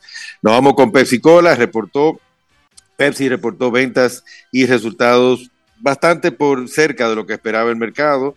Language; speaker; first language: Spanish; native; Spanish